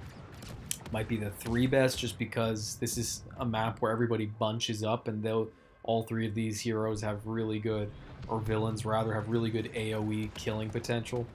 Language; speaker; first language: English; native; English